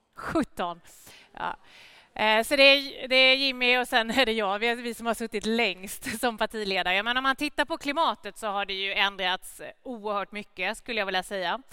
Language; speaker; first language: Swedish; native; Swedish